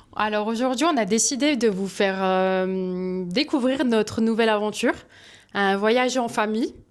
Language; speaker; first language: French; native; French